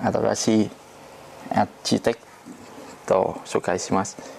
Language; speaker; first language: Japanese; non-native, learner; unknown